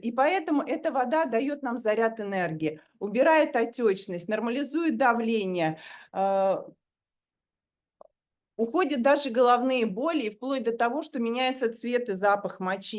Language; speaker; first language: Russian; native; Russian